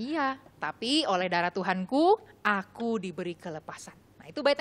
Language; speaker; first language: Indonesian; native; Indonesian